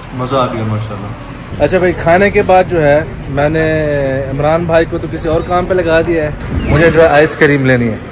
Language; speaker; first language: Urdu; native; Urdu